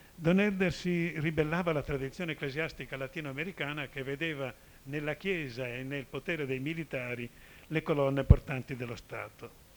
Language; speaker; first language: Italian; native; Italian